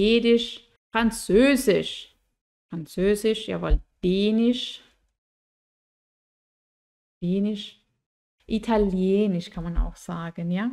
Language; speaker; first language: German; non-native, fluent; Spanish